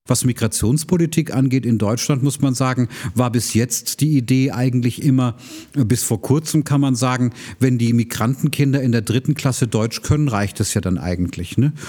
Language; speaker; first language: German; native; German